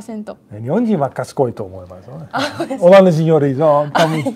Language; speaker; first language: Japanese; non-native, learner; Dutch